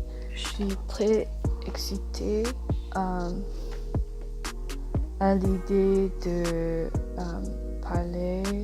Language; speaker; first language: French; non-native, learner; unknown